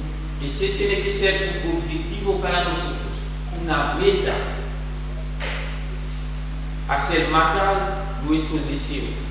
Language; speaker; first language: Spanish; non-native, fluent; French